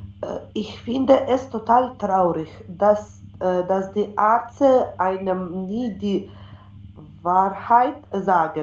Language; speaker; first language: German; non-native, learner; Macedonian